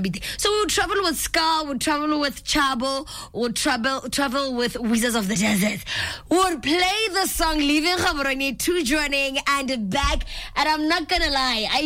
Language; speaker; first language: English; non-native, local second language; Tswana